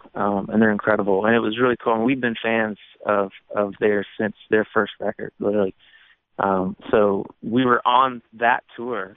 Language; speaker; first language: English; native; English